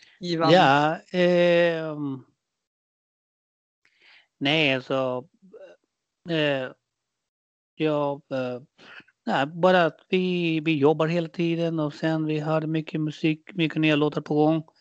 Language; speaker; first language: Swedish; non-native, fluent; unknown